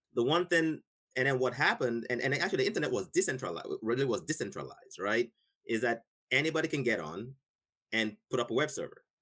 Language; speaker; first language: English; non-native, local second language; Igbo